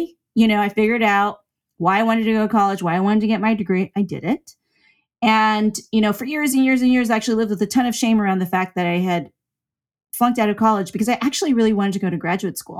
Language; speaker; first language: English; native; English